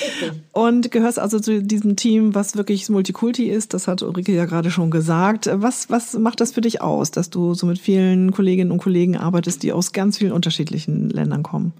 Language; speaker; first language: German; native; German